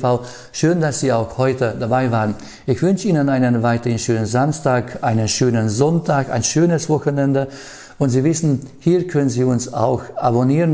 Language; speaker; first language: German; native; German